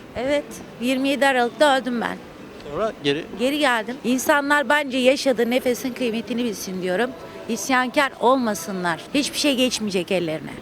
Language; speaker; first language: Turkish; native; Turkish